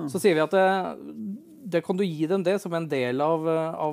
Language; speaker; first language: Norwegian; native; Norwegian